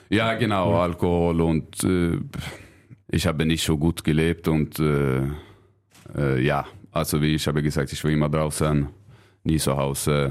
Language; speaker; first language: German; non-native, learner; Swedish